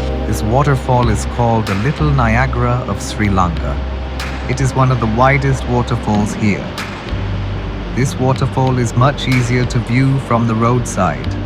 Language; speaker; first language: English; non-native, local second language; Sinhala